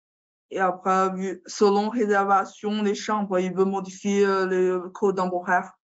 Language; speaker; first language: French; non-native, learner; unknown